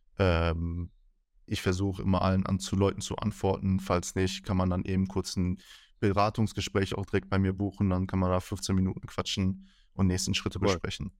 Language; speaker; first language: German; early bilingual, other home language; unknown